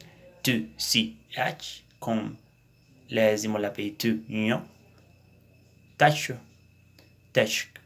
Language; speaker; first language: French; non-native, learner; Spanish